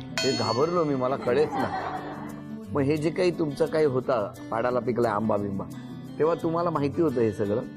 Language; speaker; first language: Marathi; native; Marathi